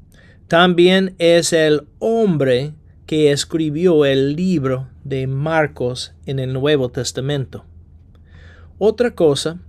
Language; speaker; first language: Spanish; non-native, fluent; English